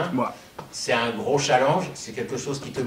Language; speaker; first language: French; native; French